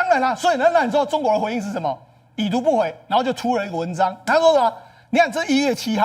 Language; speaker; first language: Chinese; native; Chinese